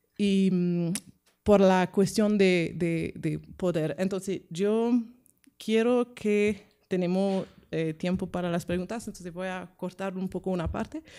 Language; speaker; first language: Spanish; non-native, fluent; French